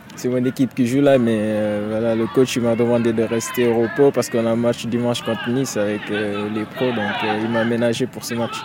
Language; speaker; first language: French; non-native, local second language; Wolof